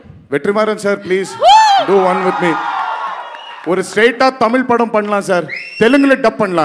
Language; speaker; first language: Tamil; non-native, learner; Telugu